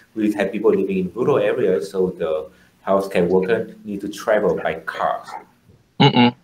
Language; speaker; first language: English; non-native, fluent; Vietnamese